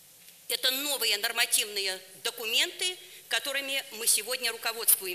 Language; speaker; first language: Russian; native; Russian